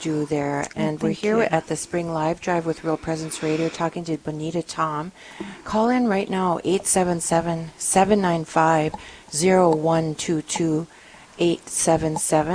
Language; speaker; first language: English; native; English